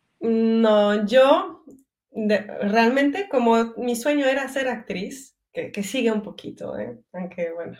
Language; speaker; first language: Spanish; non-native, fluent; French